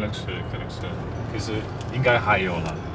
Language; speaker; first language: Chinese; non-native, learner; German